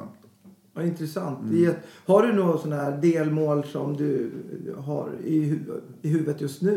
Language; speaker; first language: Swedish; native; Swedish